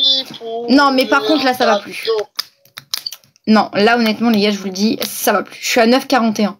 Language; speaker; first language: French; native; French